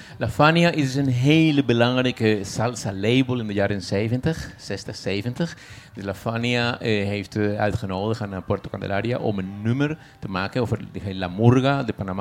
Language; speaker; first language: Dutch; non-native, fluent; Spanish